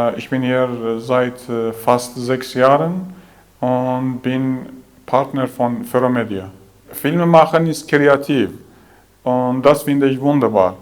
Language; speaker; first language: German; non-native, learner; Persian